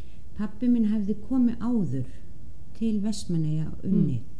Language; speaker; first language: Icelandic; non-native, fluent; Danish